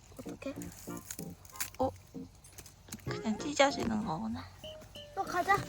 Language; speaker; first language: Korean; native; Korean